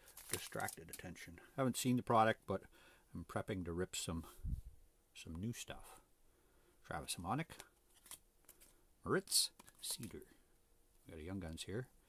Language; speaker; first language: English; native; English